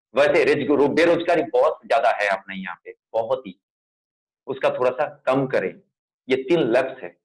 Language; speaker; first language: Hindi; non-native, local second language; Bangla